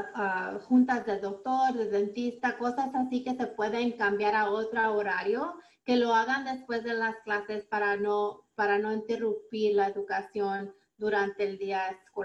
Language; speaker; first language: Spanish; early bilingual, heritage; Spanish